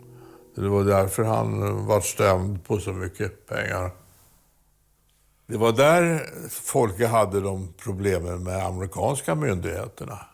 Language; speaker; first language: Swedish; native; Swedish